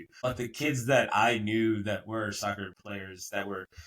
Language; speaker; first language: English; native; English